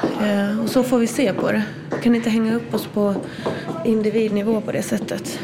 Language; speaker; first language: Swedish; native; Swedish